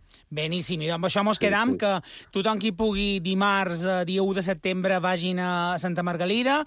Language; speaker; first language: Catalan; native; Catalan